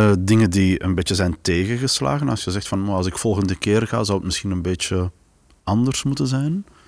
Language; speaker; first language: Dutch; native; Dutch